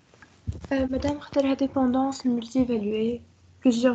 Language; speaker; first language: French; non-native, local second language; Arabic